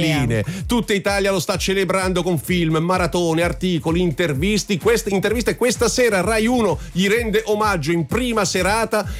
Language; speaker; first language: Italian; native; Italian